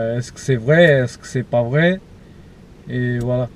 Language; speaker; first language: French; non-native, fluent; Portuguese